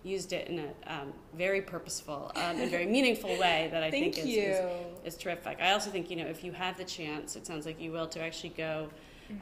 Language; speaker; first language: English; native; English